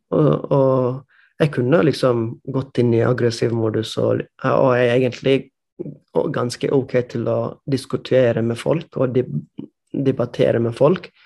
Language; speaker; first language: Norwegian; non-native, fluent; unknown